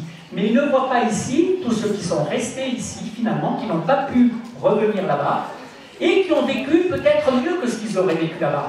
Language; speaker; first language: French; native; French